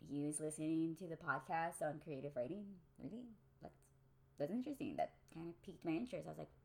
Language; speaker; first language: English; early bilingual, other home language; Spanish